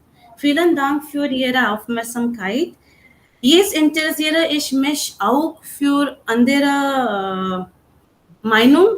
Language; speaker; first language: German; non-native, learner; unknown